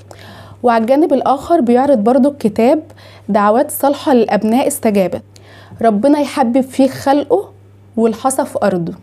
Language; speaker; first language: Arabic; native; Arabic